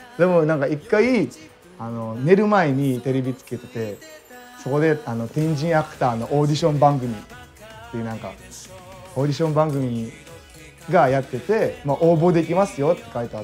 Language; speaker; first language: Japanese; early bilingual, other home language; Filipino